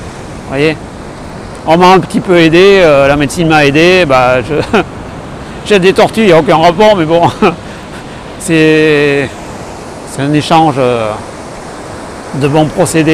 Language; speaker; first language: French; native; French